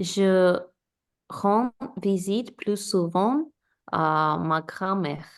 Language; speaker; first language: French; non-native, learner; Spanish